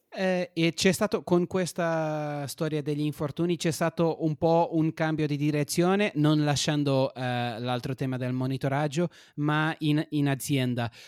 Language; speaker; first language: Italian; non-native, fluent; Portuguese